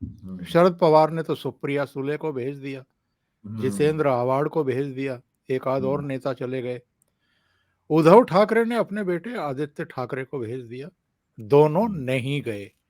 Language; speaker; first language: Hindi; native; Hindi